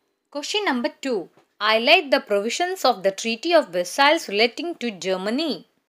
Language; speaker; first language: English; non-native, local second language; Tamil